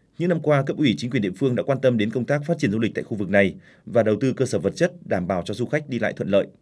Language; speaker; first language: Vietnamese; native; Vietnamese